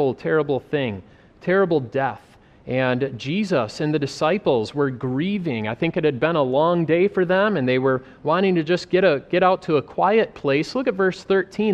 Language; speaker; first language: English; native; English